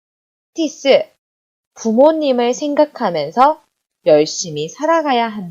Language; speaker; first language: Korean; non-native, fluent; Chinese